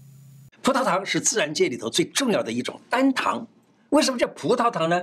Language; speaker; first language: Chinese; native; Chinese